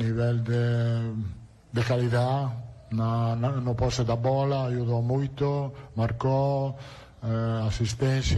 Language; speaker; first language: Portuguese; non-native, learner; Italian